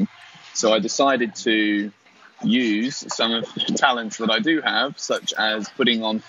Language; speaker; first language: English; native; English